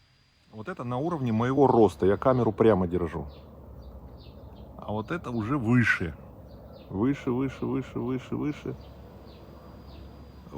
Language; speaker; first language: Russian; native; Russian